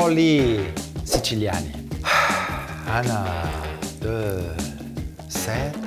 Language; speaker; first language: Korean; non-native, learner; Italian